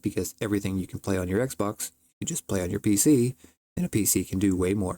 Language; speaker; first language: English; native; English